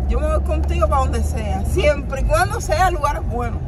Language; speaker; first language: Spanish; native; Spanish